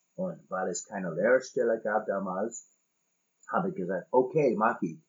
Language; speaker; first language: German; non-native, fluent; English